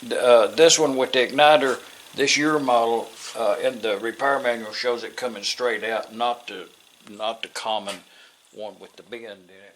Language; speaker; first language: English; native; English